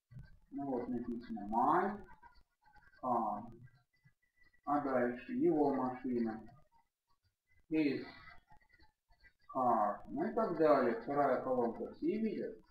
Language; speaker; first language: Russian; native; Russian